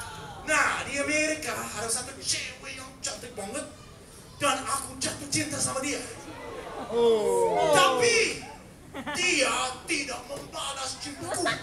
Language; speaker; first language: Indonesian; non-native, fluent; English